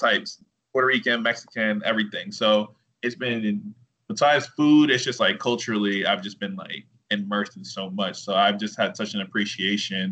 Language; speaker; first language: English; native; English